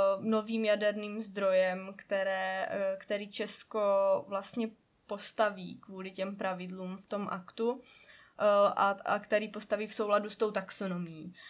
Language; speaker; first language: Czech; native; Czech